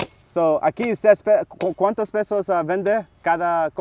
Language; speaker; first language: Spanish; non-native, learner; English